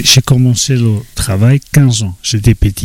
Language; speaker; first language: French; non-native, learner; Georgian